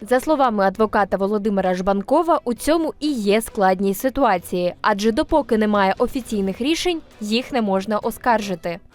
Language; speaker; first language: Ukrainian; native; Ukrainian